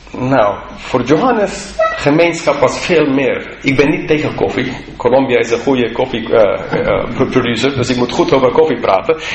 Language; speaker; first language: Dutch; non-native, fluent; English